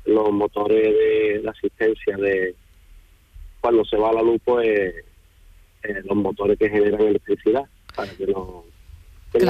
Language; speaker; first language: Spanish; native; Spanish